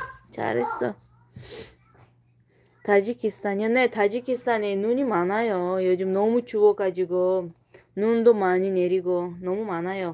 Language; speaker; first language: Korean; non-native, fluent; Tajik